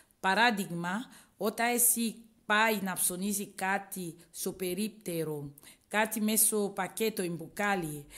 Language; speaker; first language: Greek; non-native, learner; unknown